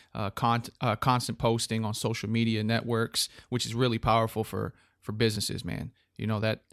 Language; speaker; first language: English; native; English